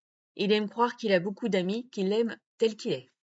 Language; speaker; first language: French; native; French